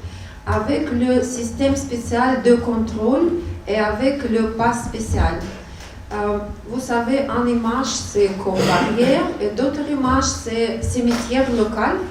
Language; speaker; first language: French; non-native, learner; Russian